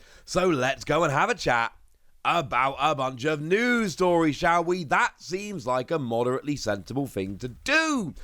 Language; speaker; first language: English; native; English